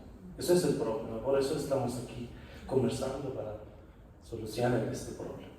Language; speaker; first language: Spanish; non-native, fluent; Persian